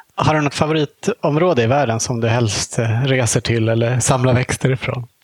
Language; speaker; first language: Swedish; native; Swedish